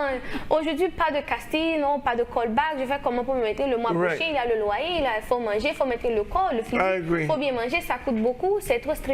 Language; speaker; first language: French; non-native, local second language; Haitian Creole